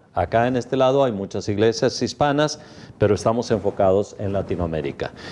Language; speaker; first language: Spanish; native; Spanish